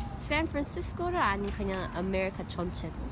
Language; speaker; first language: Korean; early bilingual, heritage; English